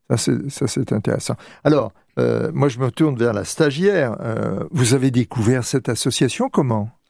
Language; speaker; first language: French; native; French